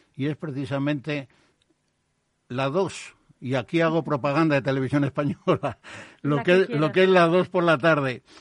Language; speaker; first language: Spanish; native; Spanish